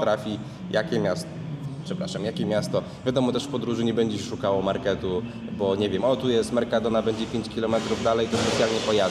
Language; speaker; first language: Polish; native; Polish